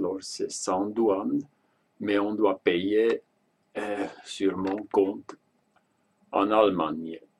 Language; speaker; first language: French; non-native, local second language; Swiss German